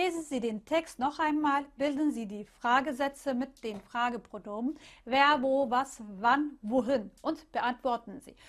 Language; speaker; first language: German; non-native, fluent; Turkish